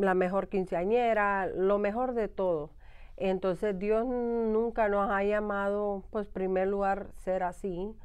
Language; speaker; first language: Spanish; early bilingual, heritage; Spanish